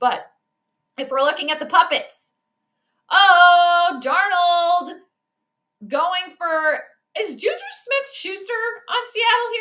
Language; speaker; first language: English; native; English